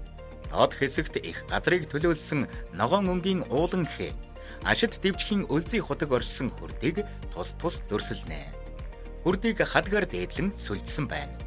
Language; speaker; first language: Mongolian; native; Mongolian